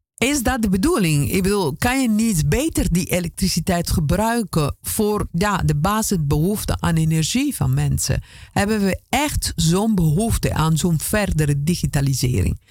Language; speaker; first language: Dutch; non-native, fluent; Italian